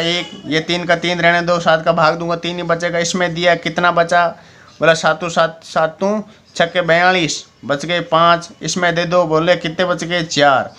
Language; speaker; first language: Hindi; native; Hindi